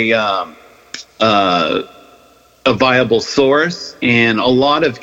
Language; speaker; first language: English; native; English